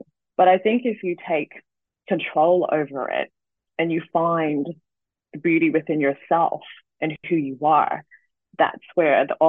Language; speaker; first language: English; native; English